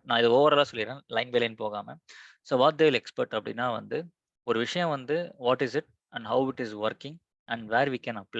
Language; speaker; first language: Tamil; native; Tamil